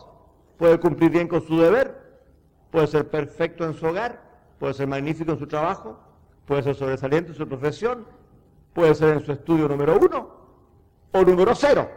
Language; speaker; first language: Spanish; native; Spanish